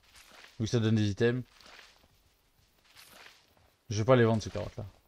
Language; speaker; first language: French; native; French